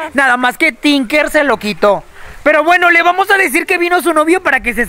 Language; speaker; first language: Spanish; native; Spanish